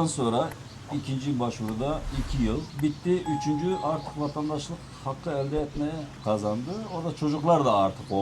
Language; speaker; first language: Turkish; native; Turkish